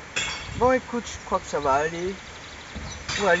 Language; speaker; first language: French; native; French